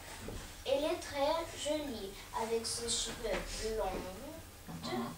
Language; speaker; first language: French; non-native, learner; Russian